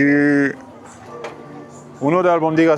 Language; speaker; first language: Spanish; non-native, learner; English